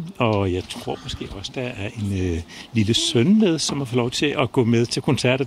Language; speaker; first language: Danish; native; Danish